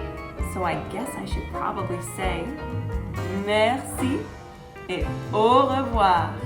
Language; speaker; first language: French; non-native, fluent; English